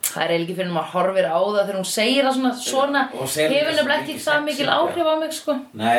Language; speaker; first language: Icelandic; non-native, fluent; Italian